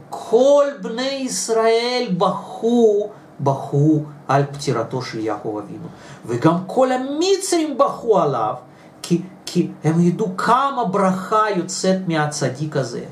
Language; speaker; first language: Hebrew; non-native, fluent; Russian